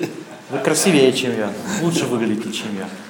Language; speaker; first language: Czech; non-native, learner; Russian